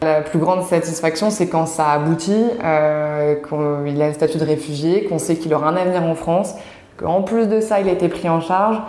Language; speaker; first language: French; native; French